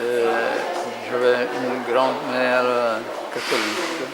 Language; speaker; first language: French; non-native, fluent; Italian